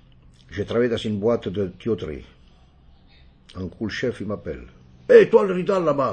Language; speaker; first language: French; non-native, fluent; Italian